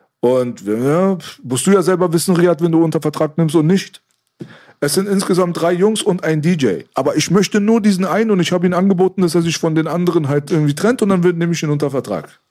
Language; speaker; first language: German; native; German